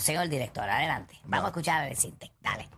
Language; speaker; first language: Spanish; native; Spanish